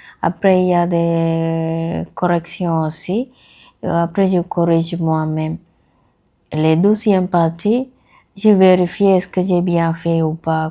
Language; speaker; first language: French; non-native, learner; Tamil